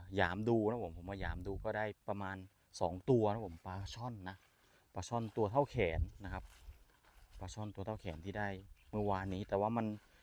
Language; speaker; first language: Thai; non-native, local second language; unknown